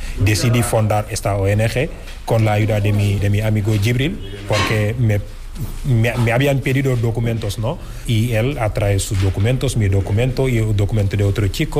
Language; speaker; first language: Spanish; non-native, fluent; Wolof